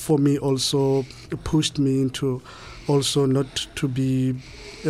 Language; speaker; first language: English; non-native, local second language; Southern Sotho